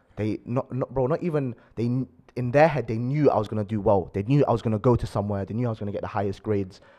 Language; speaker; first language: English; native; English